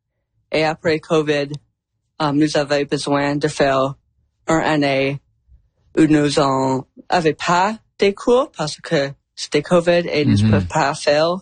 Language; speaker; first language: French; non-native, local second language; English